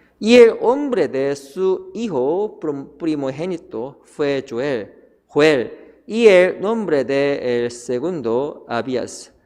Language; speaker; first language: Spanish; non-native, learner; Korean